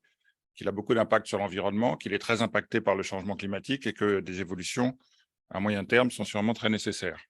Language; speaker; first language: French; native; French